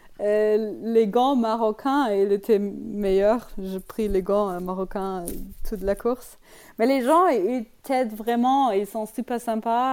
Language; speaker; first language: French; non-native, learner; German